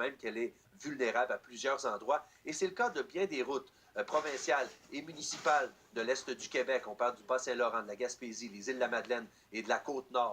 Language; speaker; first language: French; native; French